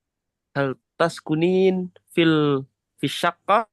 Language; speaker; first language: Arabic; non-native, learner; Indonesian